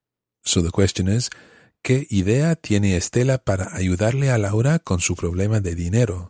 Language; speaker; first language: Spanish; non-native, fluent; English